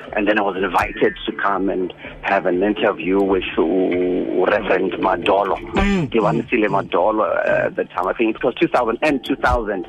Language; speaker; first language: English; non-native, local second language; Xhosa